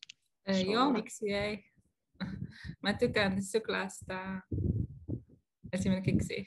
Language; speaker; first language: Finnish; non-native, learner; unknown